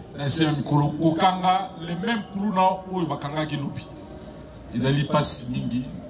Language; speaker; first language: Lingala; native; Lingala